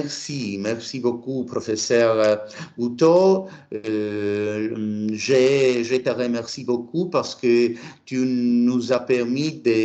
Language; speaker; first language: French; non-native, learner; Italian